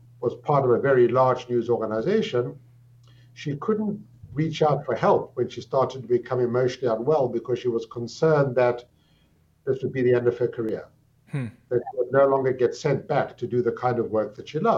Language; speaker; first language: English; native; English